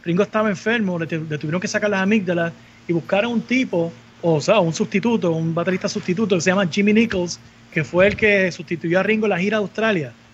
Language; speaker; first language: Spanish; native; Spanish